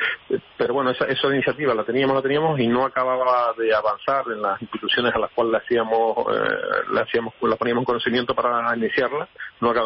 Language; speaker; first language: Spanish; native; Spanish